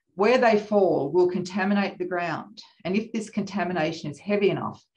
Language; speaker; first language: English; native; English